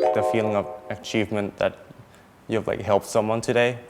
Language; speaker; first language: English; early bilingual, other home language; Thai